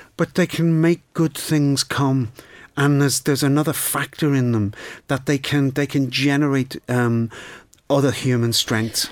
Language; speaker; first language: English; native; English